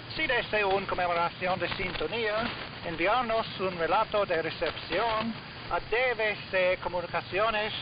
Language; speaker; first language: Spanish; non-native, learner; English